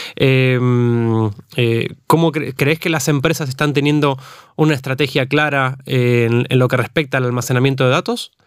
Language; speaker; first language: Spanish; native; Spanish